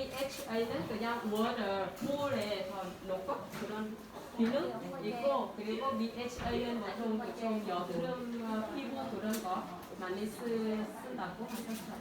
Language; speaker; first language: Korean; non-native, learner; Vietnamese